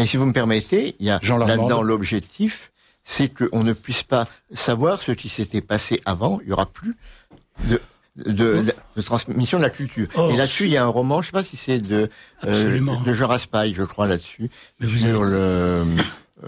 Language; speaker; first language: French; native; French